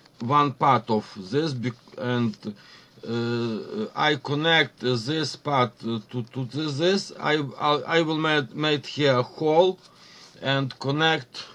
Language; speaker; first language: English; non-native, learner; Ukrainian